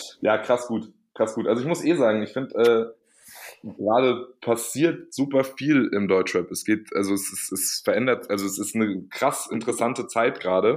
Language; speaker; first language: German; native; German